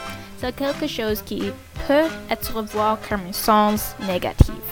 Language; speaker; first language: French; non-native, learner; English